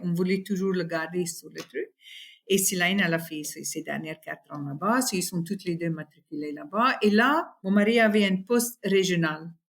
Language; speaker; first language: French; non-native, fluent; Afrikaans